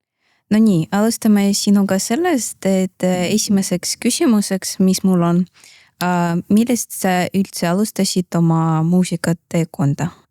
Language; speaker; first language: Estonian; non-native, local second language; Russian